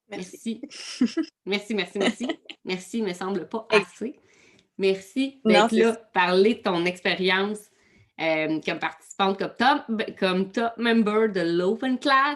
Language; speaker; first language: French; native; French